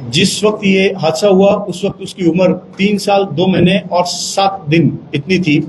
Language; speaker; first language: Hindi; non-native, local second language; Marathi